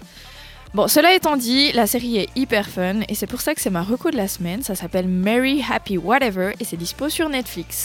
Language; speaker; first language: French; native; French